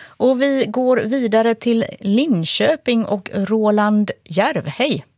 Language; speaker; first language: Swedish; native; Swedish